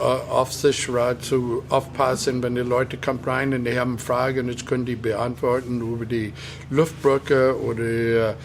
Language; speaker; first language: German; non-native, fluent; English